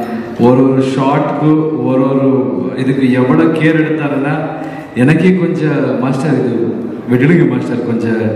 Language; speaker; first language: Tamil; non-native, learner; Kannada